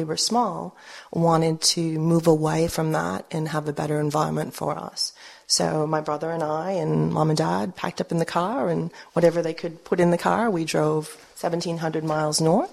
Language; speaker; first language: English; early bilingual, other home language; Spanish